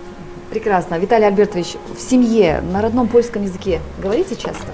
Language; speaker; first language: Russian; native; Russian